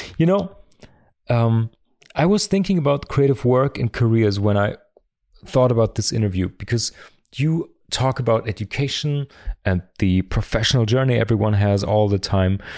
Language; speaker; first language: English; non-native, fluent; German